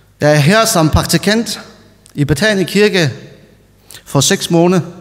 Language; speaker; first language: Danish; non-native, learner; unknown